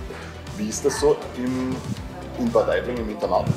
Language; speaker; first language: German; native; German